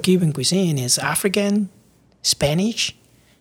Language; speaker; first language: English; non-native, fluent; Spanish